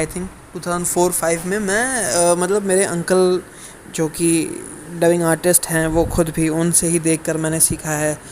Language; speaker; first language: Hindi; non-native, local second language; Gujarati